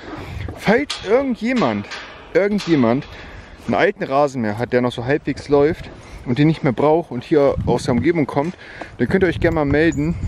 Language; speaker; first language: German; native; German